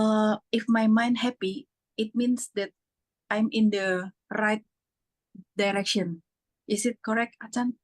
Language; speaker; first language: English; non-native, fluent; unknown